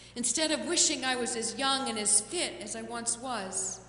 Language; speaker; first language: English; native; English